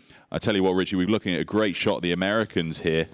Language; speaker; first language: English; native; English